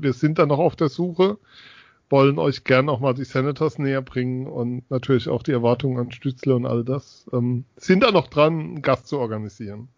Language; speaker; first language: German; native; German